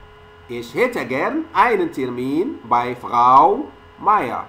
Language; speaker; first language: German; non-native, learner; French